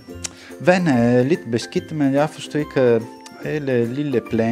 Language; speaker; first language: Danish; non-native, learner; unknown